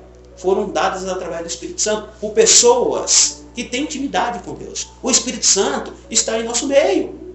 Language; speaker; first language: Portuguese; native; Portuguese